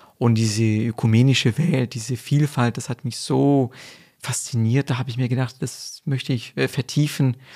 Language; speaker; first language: German; non-native, fluent; Portuguese